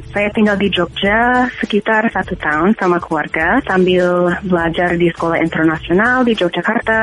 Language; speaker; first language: Indonesian; non-native, fluent; English